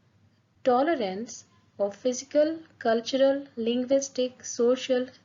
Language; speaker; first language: English; non-native, local second language; Telugu